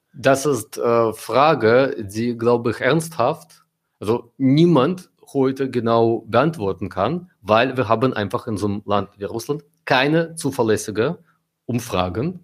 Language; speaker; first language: German; non-native, fluent; Russian